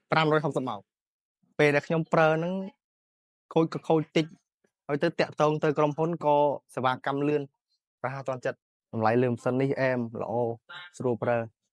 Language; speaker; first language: Khmer; native; Khmer